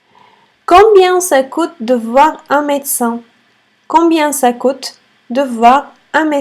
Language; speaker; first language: French; non-native, fluent; Arabic